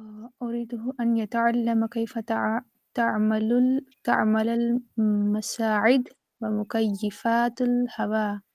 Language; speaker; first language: Arabic; non-native, learner; Urdu